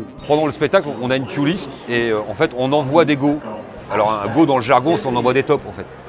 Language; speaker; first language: French; native; French